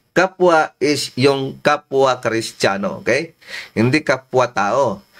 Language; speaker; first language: Filipino; non-native, local second language; Iloko